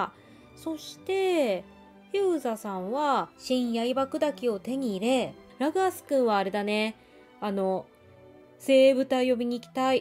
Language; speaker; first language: Japanese; native; Japanese